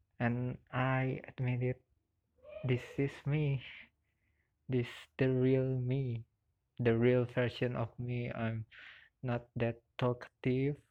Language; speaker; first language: English; non-native, learner; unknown